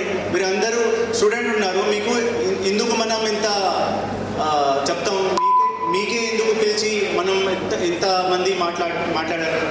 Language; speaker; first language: Telugu; non-native, fluent; Hindi